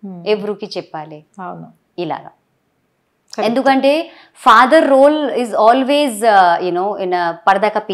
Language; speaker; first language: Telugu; non-native, local second language; Hindi